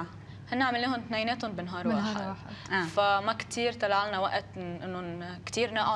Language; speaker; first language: Arabic; native; Arabic